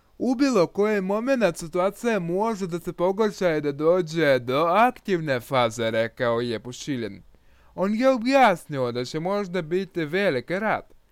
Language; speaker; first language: Croatian; non-native, learner; Russian